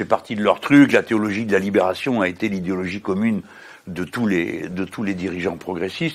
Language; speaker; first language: French; native; French